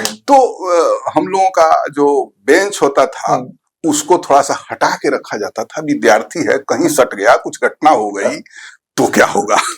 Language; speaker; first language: Hindi; non-native, local second language; Bhojpuri